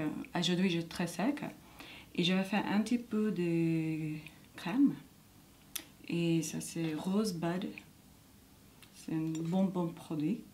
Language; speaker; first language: French; non-native, learner; English